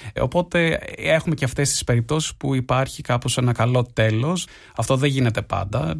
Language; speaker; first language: Greek; native; Greek